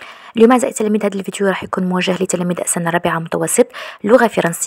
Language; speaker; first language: Arabic; native; Arabic